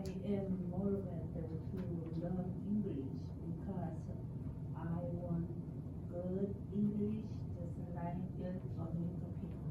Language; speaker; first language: English; non-native, learner; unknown